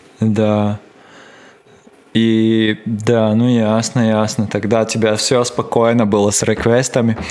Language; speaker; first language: Russian; non-native, local second language; Latvian